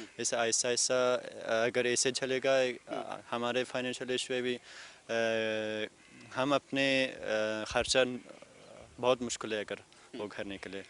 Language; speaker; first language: Hindi; non-native, learner; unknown